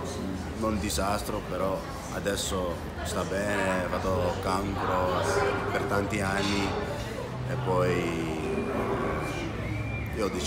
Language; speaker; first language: Italian; non-native, learner; Dutch